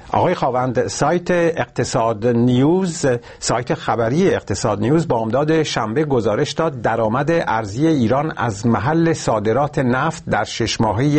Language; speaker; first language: Persian; native; Persian